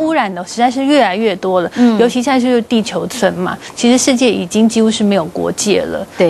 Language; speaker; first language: Chinese; native; Chinese